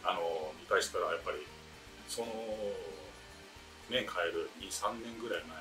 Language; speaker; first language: Japanese; native; Japanese